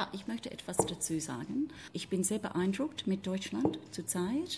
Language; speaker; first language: German; non-native, fluent; English